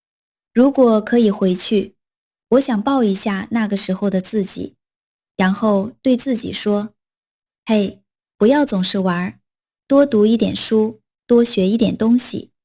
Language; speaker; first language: Chinese; non-native, fluent; Vietnamese